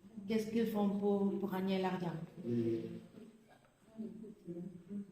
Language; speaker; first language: French; non-native, fluent; Spanish